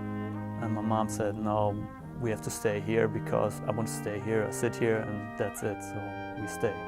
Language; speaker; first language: English; non-native, fluent; German